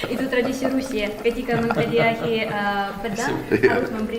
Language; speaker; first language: Indonesian; non-native, fluent; Russian